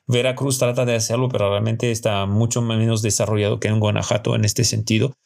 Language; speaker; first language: Spanish; non-native, fluent; French